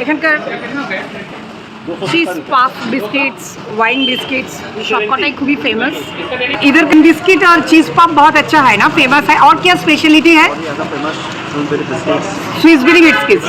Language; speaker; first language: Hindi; non-native, local second language; Bangla